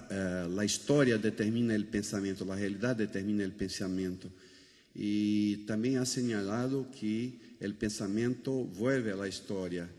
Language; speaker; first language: Spanish; non-native, fluent; Portuguese